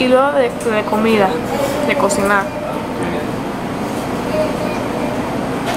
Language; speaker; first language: Spanish; early bilingual, other home language; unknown